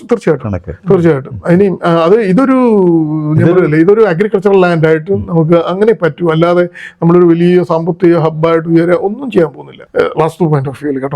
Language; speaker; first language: Malayalam; native; Malayalam